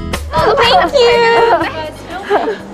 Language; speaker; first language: English; non-native, learner; Korean